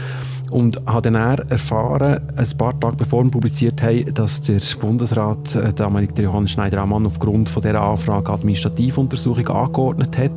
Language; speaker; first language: German; native; German